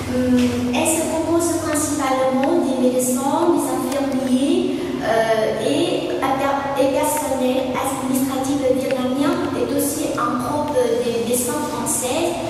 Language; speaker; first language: French; non-native, fluent; Vietnamese